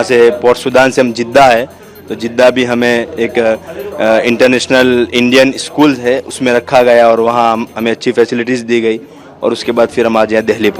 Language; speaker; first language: Hindi; native; Hindi